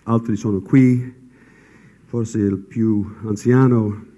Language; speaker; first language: Italian; non-native, fluent; English